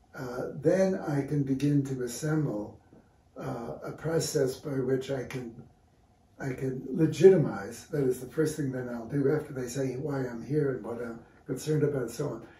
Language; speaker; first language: English; native; English